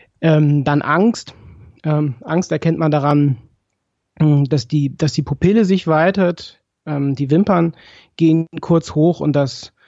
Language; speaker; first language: German; native; German